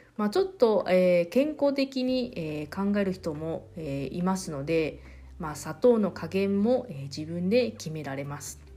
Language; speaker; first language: Japanese; non-native, fluent; Chinese